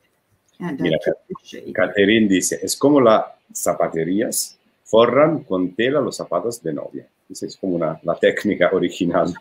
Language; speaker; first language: Spanish; non-native, fluent; Italian